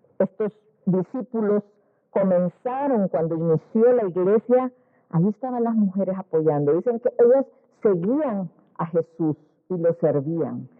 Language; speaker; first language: Spanish; native; Spanish